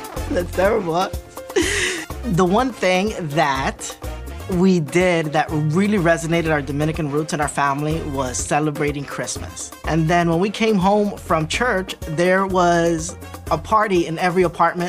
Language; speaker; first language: English; early bilingual, other home language; Spanish